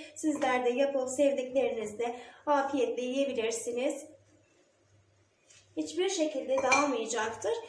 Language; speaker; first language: Turkish; native; Turkish